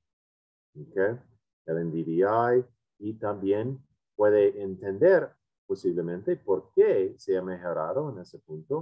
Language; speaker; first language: Spanish; non-native, fluent; English